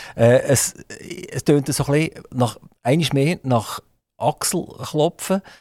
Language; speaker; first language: German; native; German